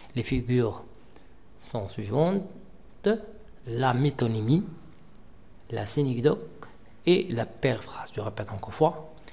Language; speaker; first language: French; non-native, local second language; Arabic